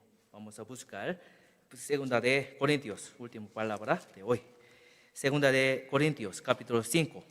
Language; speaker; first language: Spanish; non-native, learner; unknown